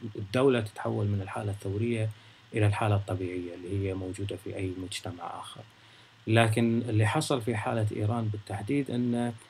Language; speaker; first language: Arabic; native; Arabic